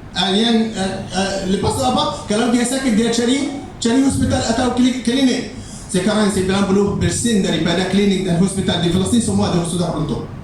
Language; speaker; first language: Malay; non-native, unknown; Arabic